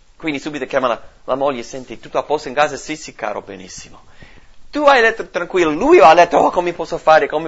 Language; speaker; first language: Italian; non-native, fluent; English